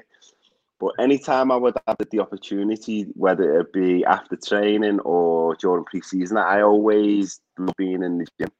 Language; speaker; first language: English; native; English